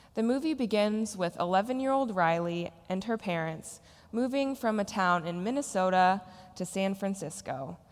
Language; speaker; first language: English; native; English